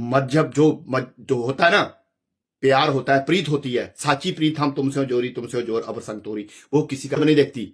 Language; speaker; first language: Hindi; non-native, local second language; Punjabi